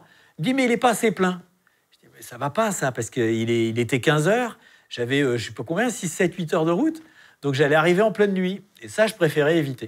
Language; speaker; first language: French; native; French